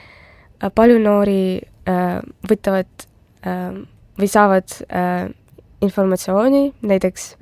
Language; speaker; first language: Estonian; non-native, local second language; Russian